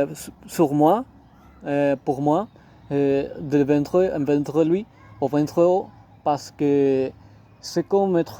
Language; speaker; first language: French; non-native, learner; Spanish